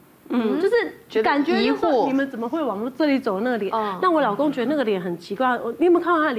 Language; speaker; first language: Chinese; native; Chinese